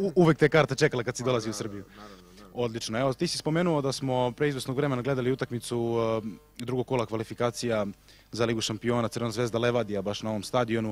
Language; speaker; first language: Serbian; native; Serbian